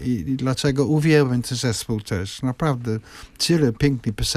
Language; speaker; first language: Polish; non-native, fluent; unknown